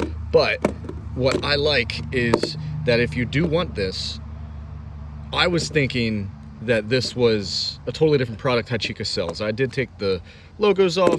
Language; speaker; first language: English; native; English